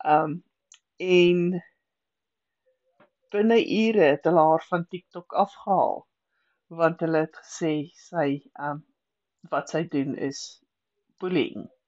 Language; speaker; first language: Afrikaans; native; Afrikaans